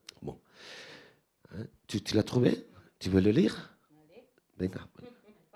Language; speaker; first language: French; non-native, learner; Spanish